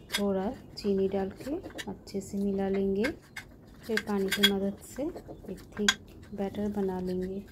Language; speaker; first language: Hindi; non-native, local second language; Bangla